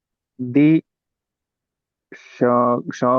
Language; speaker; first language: German; non-native, learner; Tamil